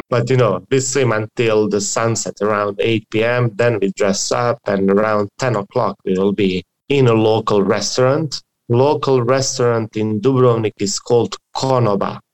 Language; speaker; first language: English; non-native, fluent; Croatian